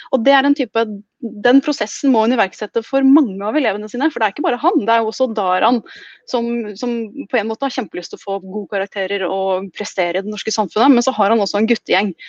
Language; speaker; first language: Norwegian; native; Norwegian